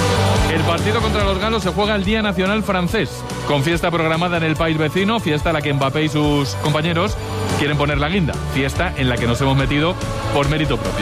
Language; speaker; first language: Spanish; native; Spanish